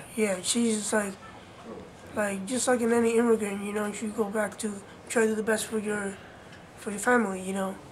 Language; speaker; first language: English; early bilingual, other home language; Spanish